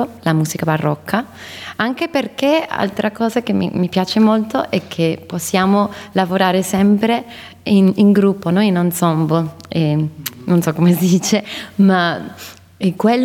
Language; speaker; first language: Italian; non-native, fluent; English